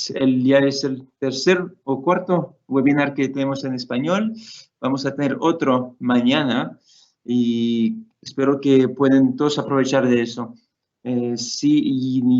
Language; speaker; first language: Spanish; non-native, fluent; Portuguese